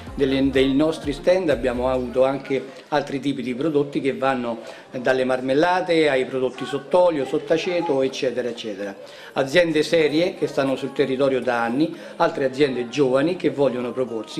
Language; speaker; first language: Italian; native; Italian